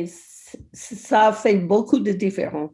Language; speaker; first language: French; non-native, fluent; English